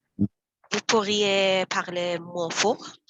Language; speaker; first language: French; non-native, learner; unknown